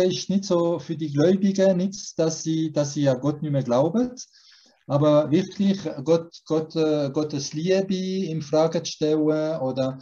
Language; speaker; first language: German; early bilingual, heritage; German